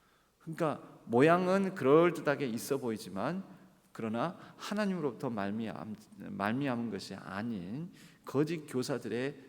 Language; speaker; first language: Korean; native; Korean